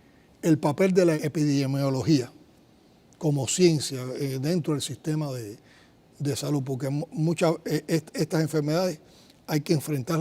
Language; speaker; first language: Spanish; native; Spanish